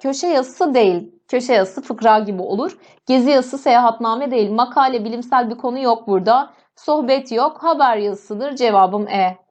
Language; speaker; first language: Turkish; native; Turkish